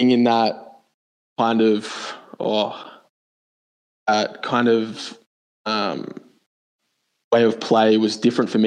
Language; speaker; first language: English; native; English